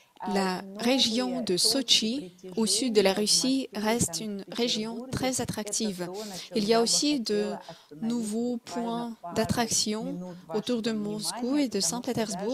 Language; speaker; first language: French; non-native, fluent; Russian